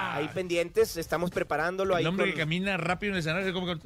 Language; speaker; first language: Spanish; native; Spanish